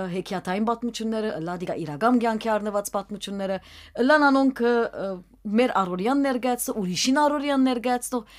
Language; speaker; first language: Armenian; early bilingual, heritage; Armenian